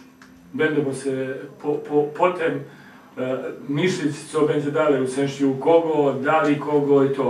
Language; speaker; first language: Polish; non-native, learner; Serbian